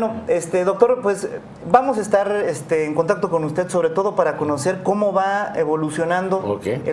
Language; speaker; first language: Spanish; native; Spanish